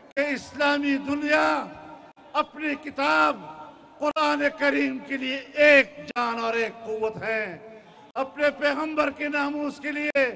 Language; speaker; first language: Urdu; non-native, local second language; Pashto